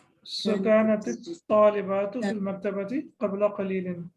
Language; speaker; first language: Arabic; non-native, fluent; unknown